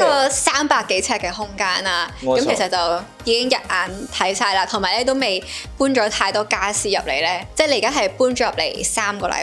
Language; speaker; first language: Cantonese; native; Cantonese